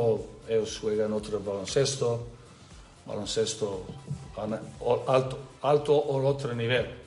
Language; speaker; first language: Spanish; non-native, learner; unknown